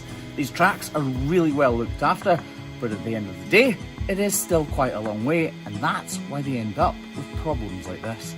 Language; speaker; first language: English; native; English